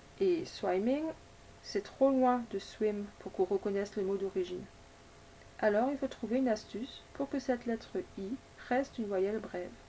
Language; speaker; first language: French; native; French